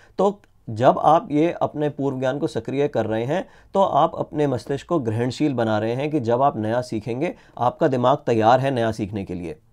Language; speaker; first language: Hindi; native; Hindi